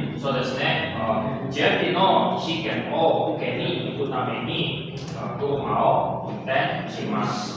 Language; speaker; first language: Japanese; non-native, fluent; Indonesian